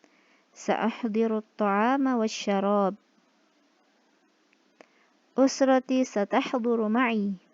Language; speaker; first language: Arabic; non-native, fluent; Indonesian